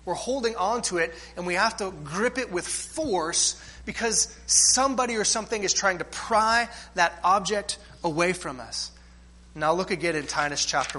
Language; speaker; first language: English; native; English